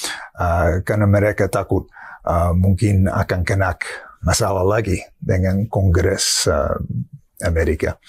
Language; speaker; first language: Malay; non-native, fluent; English